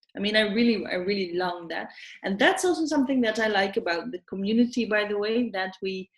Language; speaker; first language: English; non-native, fluent; Dutch